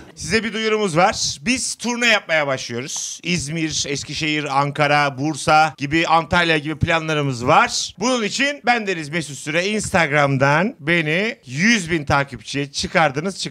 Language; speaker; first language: Turkish; native; Turkish